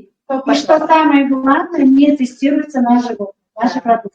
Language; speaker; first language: Russian; non-native, local second language; Uzbek